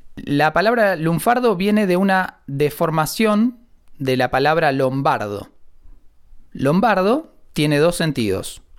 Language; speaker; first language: Spanish; native; Spanish